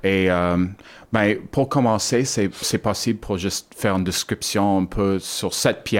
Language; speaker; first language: French; non-native, learner; English